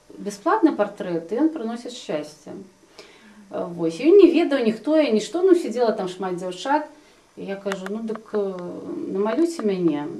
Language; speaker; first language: Belarusian; non-native, local second language; Russian